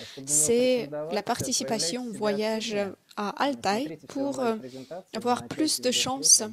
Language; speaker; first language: French; non-native, fluent; Russian